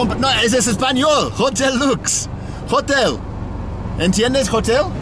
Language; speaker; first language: Spanish; non-native, learner; English